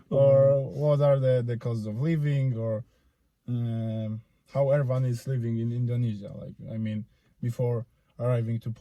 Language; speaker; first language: English; non-native, fluent; Polish